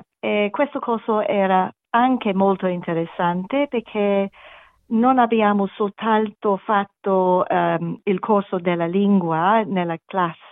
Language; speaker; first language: Italian; non-native, learner; German